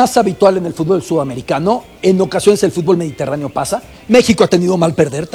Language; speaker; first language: Spanish; native; Spanish